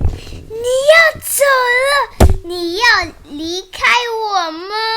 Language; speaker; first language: Chinese; early bilingual, heritage; Chinese